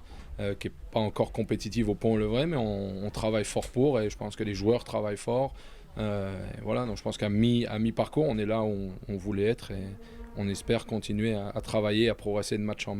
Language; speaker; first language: French; native; French